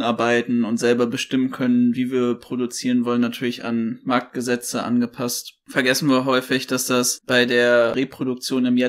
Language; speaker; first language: German; native; German